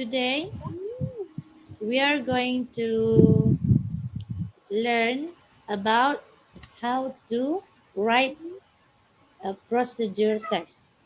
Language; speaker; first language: English; non-native, fluent; Indonesian